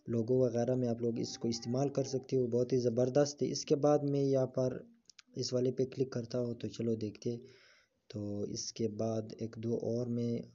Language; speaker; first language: Urdu; non-native, local second language; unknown